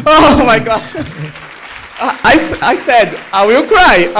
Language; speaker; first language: English; non-native, learner; Portuguese